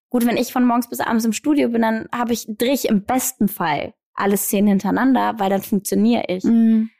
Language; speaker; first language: German; early bilingual, other home language; Greek